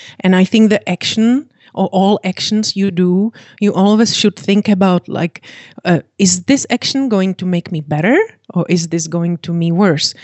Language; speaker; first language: English; non-native, fluent; Czech